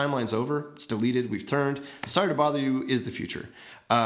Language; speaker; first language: English; native; English